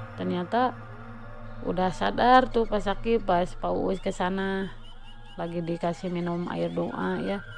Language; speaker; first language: Indonesian; non-native, local second language; Sundanese